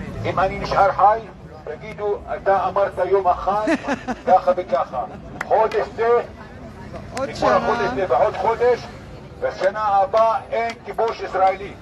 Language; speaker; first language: Hebrew; non-native, local second language; Arabic